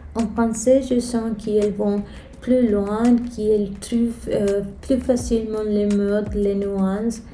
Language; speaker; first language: French; non-native, fluent; Spanish